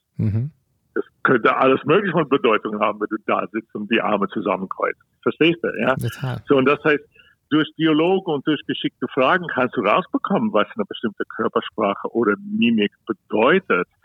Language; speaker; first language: German; non-native, fluent; English